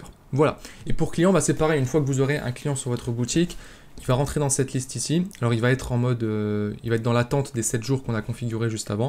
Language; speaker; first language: French; native; French